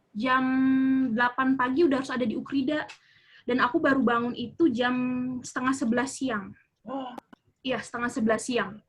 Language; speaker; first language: Indonesian; native; Indonesian